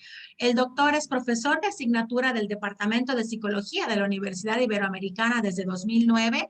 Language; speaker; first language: Spanish; native; Spanish